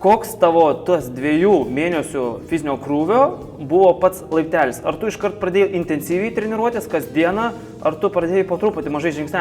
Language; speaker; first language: Lithuanian; native; Lithuanian